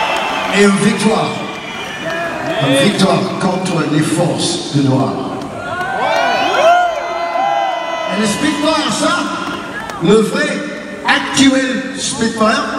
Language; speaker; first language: French; non-native, learner; English